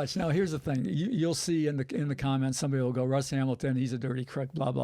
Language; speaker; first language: English; native; English